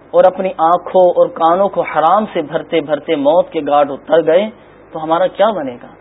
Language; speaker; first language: Urdu; native; Urdu